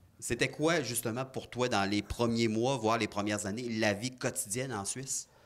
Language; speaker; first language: French; native; French